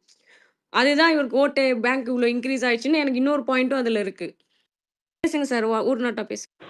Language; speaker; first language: Tamil; native; Tamil